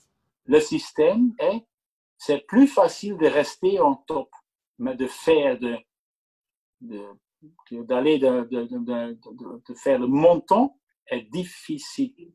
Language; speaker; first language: French; non-native, local second language; Dutch